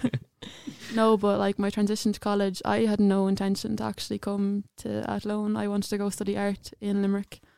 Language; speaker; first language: English; native; English